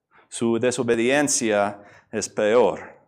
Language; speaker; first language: Spanish; non-native, fluent; English